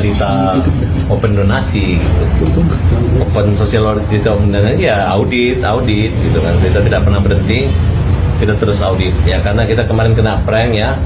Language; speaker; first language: Indonesian; native; Indonesian